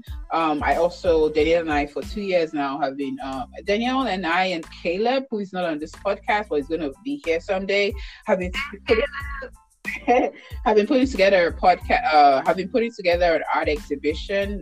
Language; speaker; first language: English; non-native, local second language; Yoruba